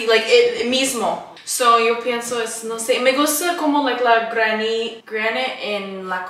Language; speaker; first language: Spanish; non-native, learner; English